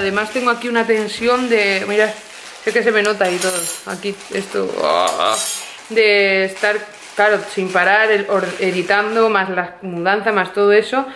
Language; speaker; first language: Spanish; native; Spanish